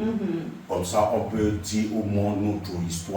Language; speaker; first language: French; non-native, local second language; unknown